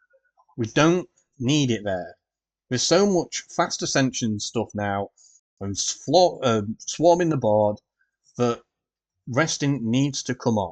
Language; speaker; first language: English; native; English